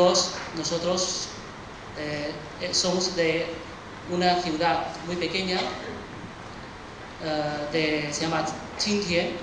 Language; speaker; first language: Spanish; early bilingual, other home language; Chinese